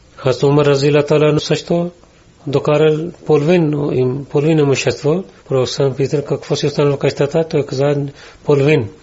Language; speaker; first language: Bulgarian; non-native, learner; Urdu